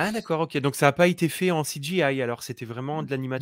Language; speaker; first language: French; native; French